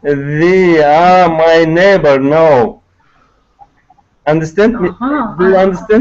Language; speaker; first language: English; non-native, learner; Tatar